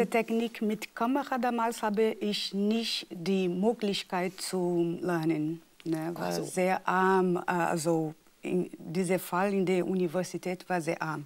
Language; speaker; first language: German; non-native, fluent; Portuguese